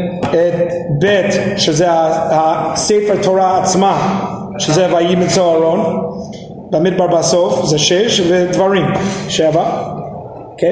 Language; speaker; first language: Hebrew; non-native, fluent; English